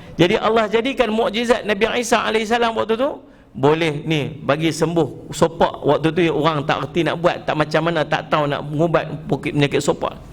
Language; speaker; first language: Malay; native; Malay